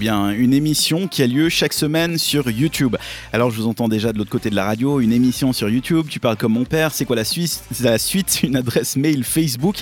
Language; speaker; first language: French; native; French